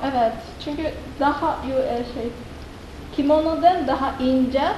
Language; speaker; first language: Turkish; non-native, fluent; Japanese